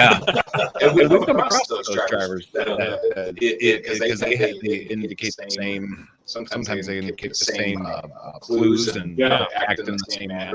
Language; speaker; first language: English; native; English